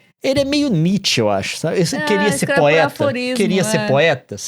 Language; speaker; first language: Portuguese; native; Portuguese